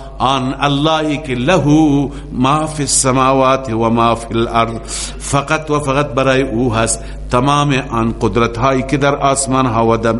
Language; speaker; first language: Persian; native; Persian